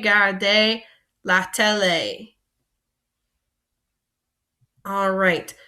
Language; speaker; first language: French; non-native, fluent; English